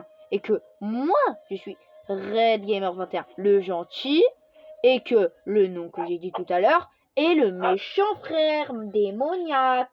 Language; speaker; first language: French; native; French